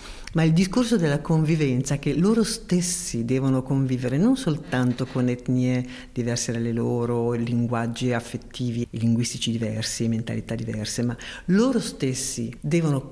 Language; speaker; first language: Italian; native; Italian